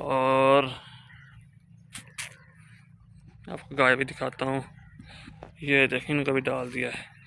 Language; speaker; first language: Hindi; non-native, local second language; Punjabi